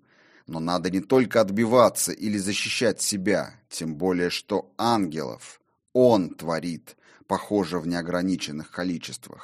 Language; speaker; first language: Russian; native; Russian